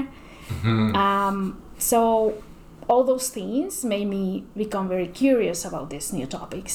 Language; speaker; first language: English; non-native, fluent; Spanish